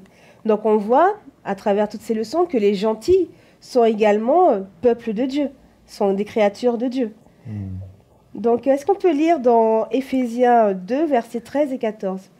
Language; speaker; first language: French; native; French